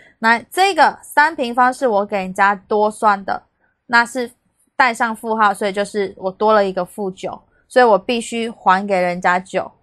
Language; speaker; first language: Chinese; native; Chinese